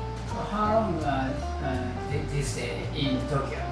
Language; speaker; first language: English; non-native, learner; Japanese